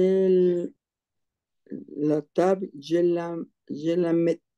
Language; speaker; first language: French; non-native, learner; Spanish